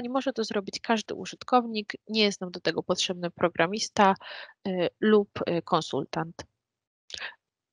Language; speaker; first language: Polish; native; Polish